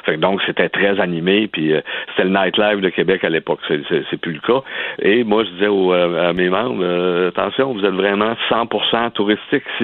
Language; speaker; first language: French; native; French